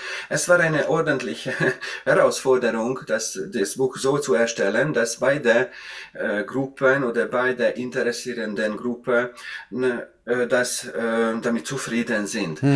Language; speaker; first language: German; non-native, fluent; Hungarian